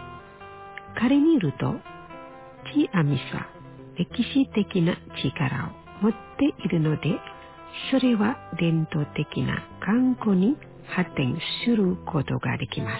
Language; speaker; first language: Japanese; non-native, fluent; Indonesian